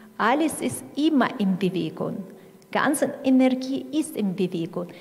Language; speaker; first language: German; non-native, fluent; Russian